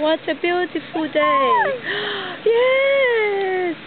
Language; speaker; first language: English; non-native, fluent; Thai